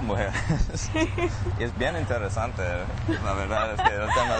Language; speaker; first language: Spanish; non-native, fluent; English